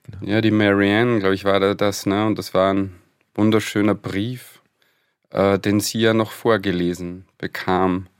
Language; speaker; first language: German; native; German